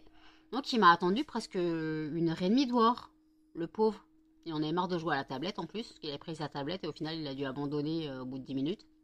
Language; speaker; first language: French; native; French